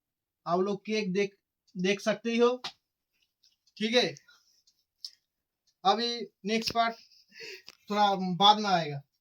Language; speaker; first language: Hindi; non-native, local second language; Bangla